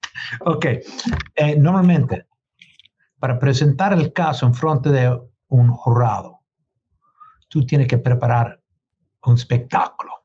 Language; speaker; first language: Spanish; non-native, learner; English